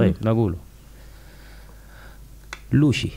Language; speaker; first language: Arabic; native; Arabic